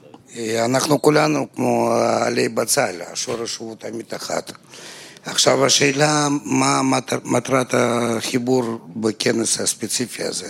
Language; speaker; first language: Hebrew; non-native, fluent; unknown